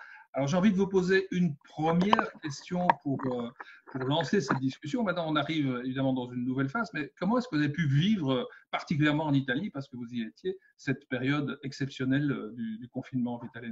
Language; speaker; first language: French; native; French